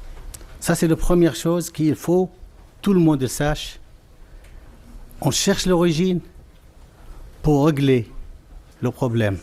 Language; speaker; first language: French; non-native, fluent; Arabic